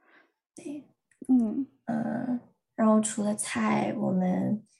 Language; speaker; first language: Chinese; early bilingual, heritage; Chinese